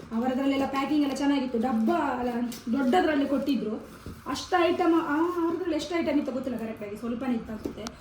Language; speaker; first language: Kannada; non-native, local second language; Tulu